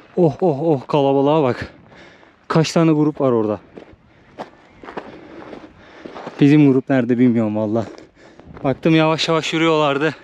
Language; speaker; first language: Turkish; native; Turkish